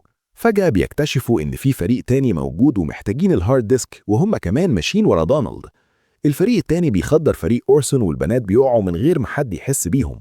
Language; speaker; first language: Arabic; native; Arabic